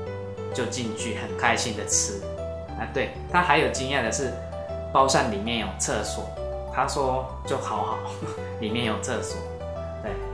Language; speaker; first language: Chinese; non-native, fluent; Japanese